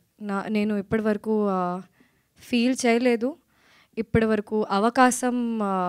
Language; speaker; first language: Telugu; non-native, learner; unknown